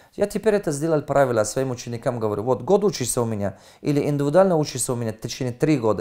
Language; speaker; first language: Russian; non-native, fluent; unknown